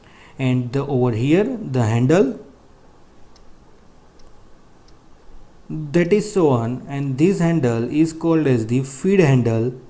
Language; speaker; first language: English; non-native, local second language; Gujarati